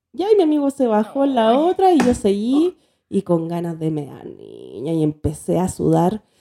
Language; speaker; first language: Spanish; native; Spanish